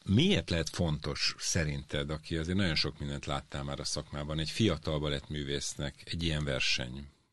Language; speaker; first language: Hungarian; native; Hungarian